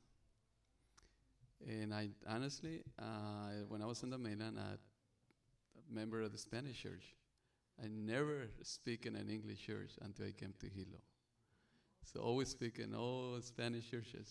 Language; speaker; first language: English; non-native, learner; Spanish